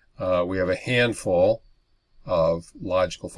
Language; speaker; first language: English; native; English